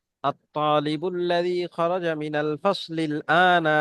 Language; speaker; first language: Arabic; non-native, fluent; Bangla